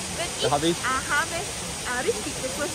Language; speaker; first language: German; non-native, learner; Thai